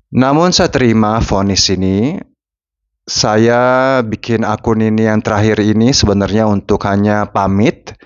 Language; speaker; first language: Indonesian; non-native, fluent; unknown